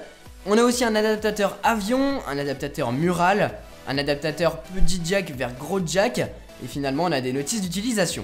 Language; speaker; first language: French; native; French